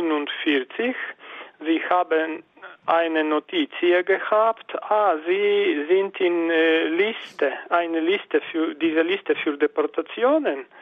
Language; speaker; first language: German; non-native, fluent; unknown